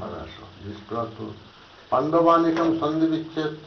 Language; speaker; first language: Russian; non-native, learner; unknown